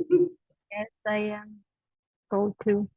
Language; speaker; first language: English; non-native, learner; Spanish